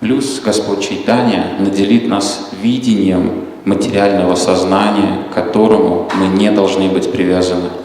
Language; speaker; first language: Russian; native; Russian